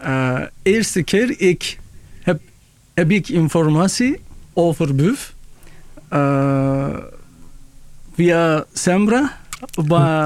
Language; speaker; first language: Dutch; non-native, learner; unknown